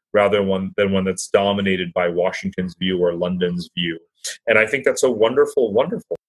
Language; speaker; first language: English; native; English